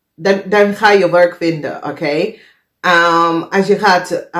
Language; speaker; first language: Dutch; non-native, fluent; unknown